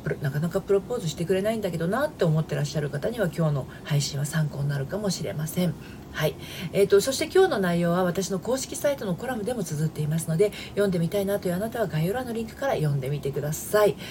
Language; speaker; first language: Japanese; native; Japanese